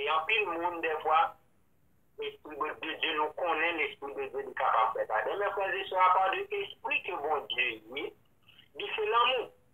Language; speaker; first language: French; non-native, local second language; Haitian Creole